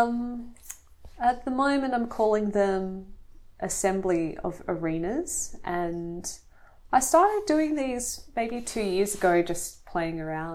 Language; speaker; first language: English; native; English